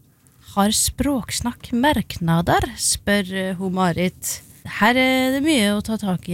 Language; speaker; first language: Norwegian; native; Norwegian